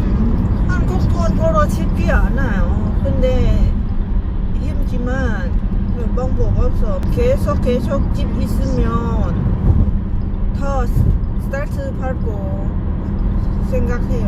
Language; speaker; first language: Korean; non-native, learner; Lao